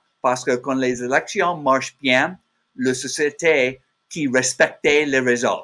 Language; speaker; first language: French; non-native, learner; English